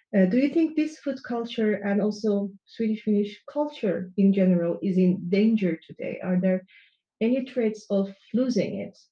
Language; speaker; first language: English; non-native, fluent; Turkish